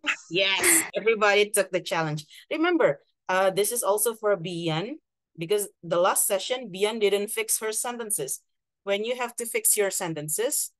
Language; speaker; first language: English; non-native, fluent; Indonesian